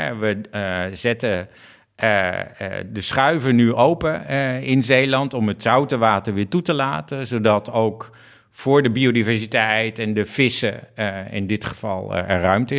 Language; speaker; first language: Dutch; native; Dutch